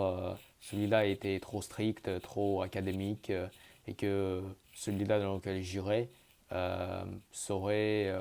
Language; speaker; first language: French; early bilingual, other home language; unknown